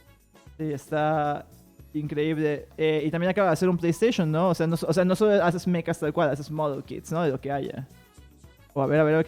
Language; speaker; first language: Spanish; native; Spanish